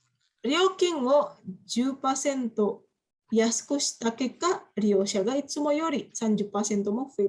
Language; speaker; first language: Japanese; non-native, fluent; Indonesian